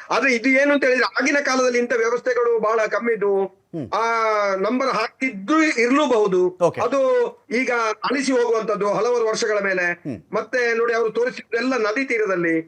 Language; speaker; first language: Kannada; native; Kannada